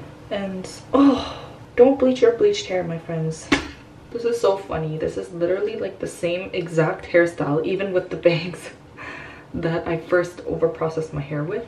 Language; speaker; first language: English; early bilingual, other home language; Korean